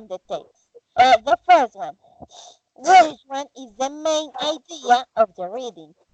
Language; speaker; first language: English; non-native, fluent; Spanish